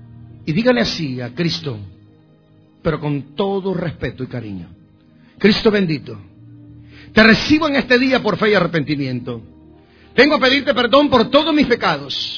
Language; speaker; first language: Spanish; native; Spanish